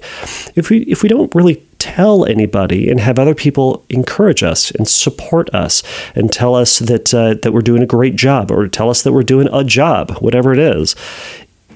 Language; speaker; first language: English; native; English